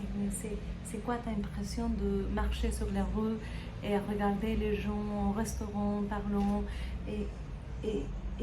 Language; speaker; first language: French; non-native, learner; Spanish